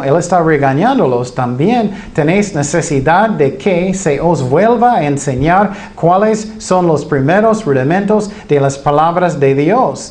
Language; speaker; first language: Spanish; non-native, fluent; English